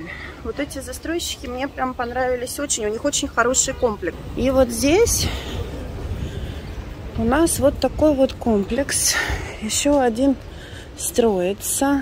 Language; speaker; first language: Russian; native; Russian